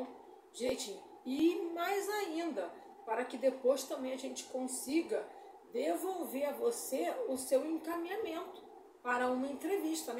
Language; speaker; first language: Portuguese; native; Portuguese